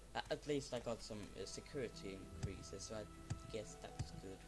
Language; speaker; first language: English; non-native, fluent; Swedish